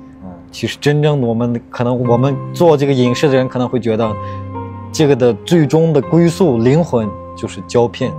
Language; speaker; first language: Chinese; non-native, local second language; Uyghur